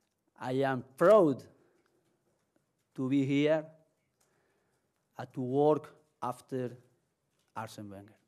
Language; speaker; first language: English; non-native, learner; Spanish